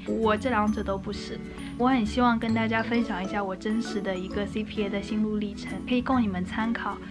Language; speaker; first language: Chinese; native; Chinese